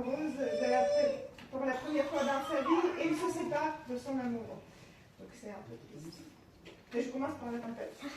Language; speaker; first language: French; non-native, fluent; Ukrainian